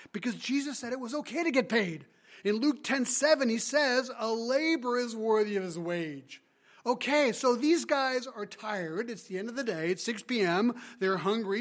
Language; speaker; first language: English; early bilingual, other home language; French